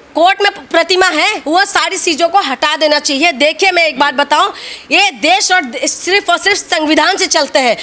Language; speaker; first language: Hindi; non-native, local second language; Assamese